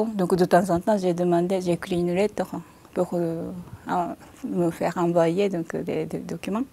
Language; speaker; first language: French; non-native, fluent; Japanese